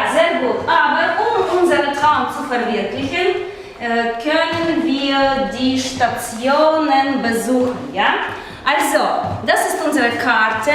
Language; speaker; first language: German; non-native, fluent; Russian